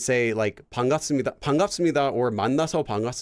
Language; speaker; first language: Korean; non-native, fluent; English